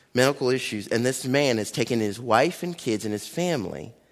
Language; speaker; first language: English; early bilingual, other home language; Akan